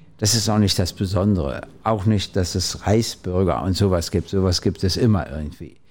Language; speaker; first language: German; native; German